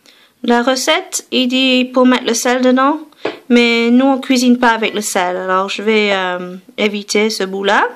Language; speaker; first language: French; non-native, fluent; English